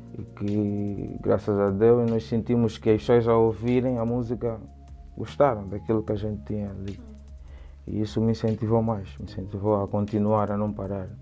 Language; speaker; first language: Portuguese; native; Portuguese